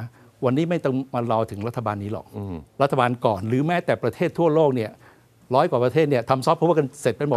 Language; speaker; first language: Thai; native; Thai